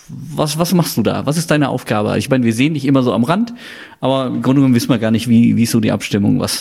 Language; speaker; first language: German; native; German